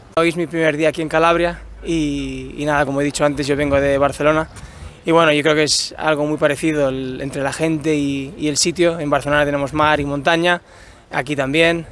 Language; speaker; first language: Spanish; native; Spanish